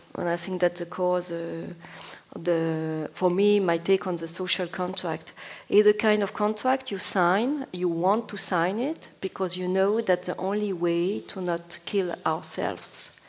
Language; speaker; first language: English; non-native, fluent; Italian